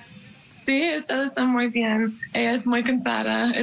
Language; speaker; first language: Spanish; non-native, learner; English